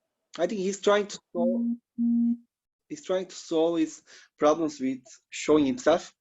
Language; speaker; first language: English; non-native, fluent; Turkish